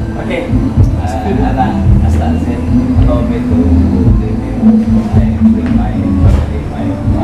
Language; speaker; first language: English; non-native, learner; Indonesian